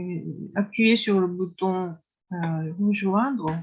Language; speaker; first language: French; non-native, fluent; Japanese